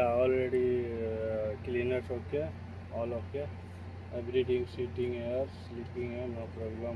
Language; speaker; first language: English; non-native, learner; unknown